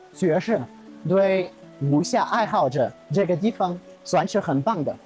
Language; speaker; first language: Chinese; non-native, fluent; Russian